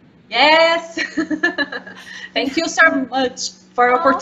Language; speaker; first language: English; non-native, learner; Portuguese